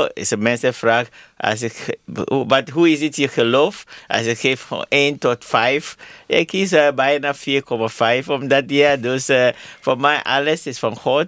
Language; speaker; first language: Dutch; non-native, learner; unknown